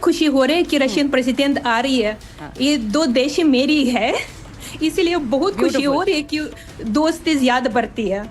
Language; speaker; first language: Hindi; non-native, learner; Russian